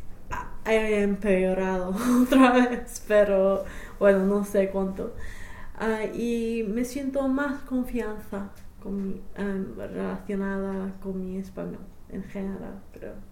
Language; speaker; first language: Spanish; non-native, fluent; English